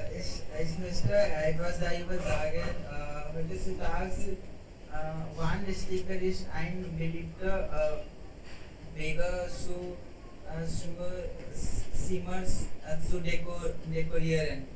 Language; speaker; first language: German; non-native, learner; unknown